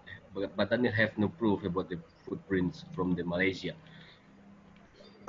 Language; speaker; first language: English; non-native, learner; Indonesian